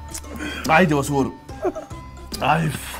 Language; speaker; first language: Danish; native; Danish